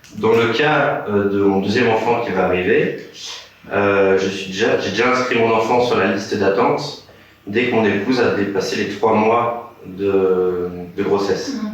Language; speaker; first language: French; native; French